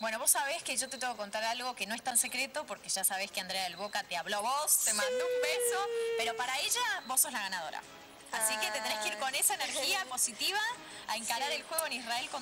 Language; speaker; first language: Spanish; native; Spanish